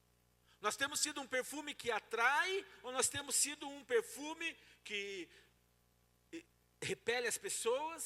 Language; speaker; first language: Portuguese; native; Portuguese